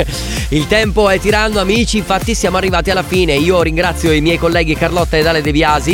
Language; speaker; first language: Italian; native; Italian